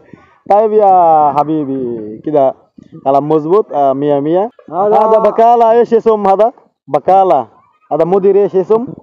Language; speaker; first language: Arabic; non-native, learner; Bangla